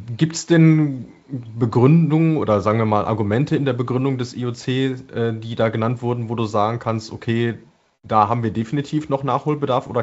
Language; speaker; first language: German; native; German